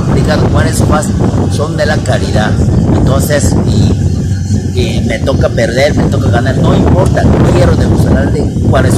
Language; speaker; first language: Spanish; non-native, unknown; Japanese